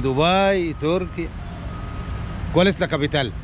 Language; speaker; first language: Spanish; non-native, learner; Arabic